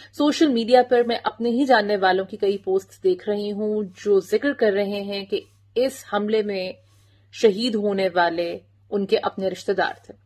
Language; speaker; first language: Urdu; native; Urdu